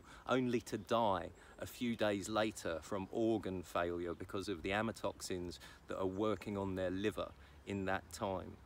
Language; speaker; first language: English; native; English